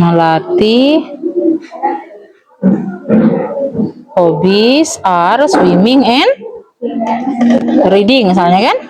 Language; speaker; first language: English; non-native, learner; Indonesian